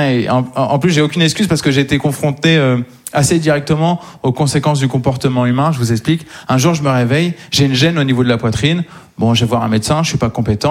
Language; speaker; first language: French; native; French